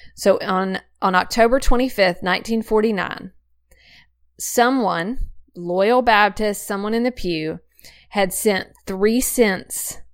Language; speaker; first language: English; native; English